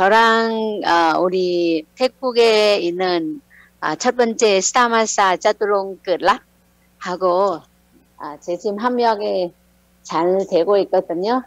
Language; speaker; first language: Korean; non-native, learner; Thai